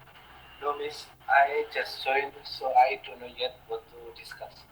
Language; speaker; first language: English; non-native, fluent; Indonesian